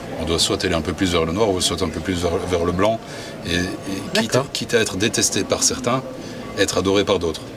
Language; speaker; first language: French; native; French